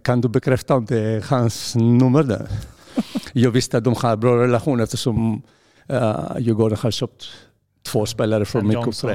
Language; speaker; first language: Swedish; non-native, fluent; Greek